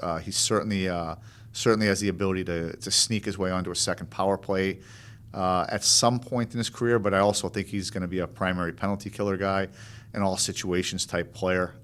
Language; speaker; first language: English; native; English